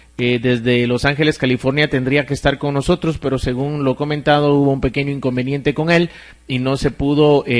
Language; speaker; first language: Spanish; native; Spanish